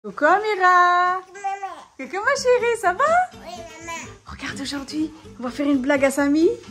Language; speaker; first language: French; native; French